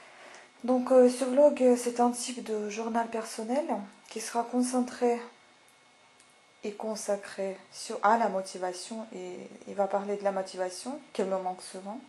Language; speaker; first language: French; non-native, fluent; Russian